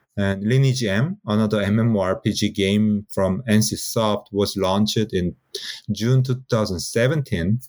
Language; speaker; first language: English; non-native, fluent; Korean